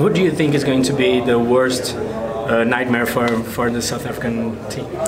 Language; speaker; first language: English; non-native, fluent; Portuguese